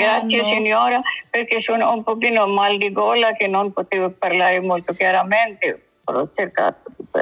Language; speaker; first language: Italian; non-native, learner; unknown